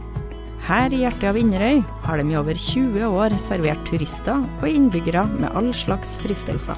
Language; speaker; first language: Norwegian; native; Norwegian